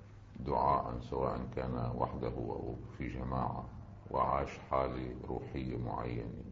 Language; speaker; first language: Arabic; native; Arabic